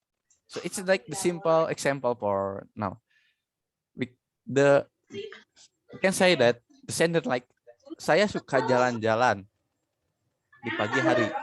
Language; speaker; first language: English; non-native, learner; Indonesian